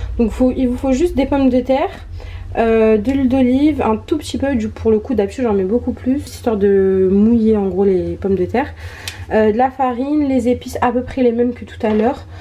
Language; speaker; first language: French; early bilingual, other home language; Arabic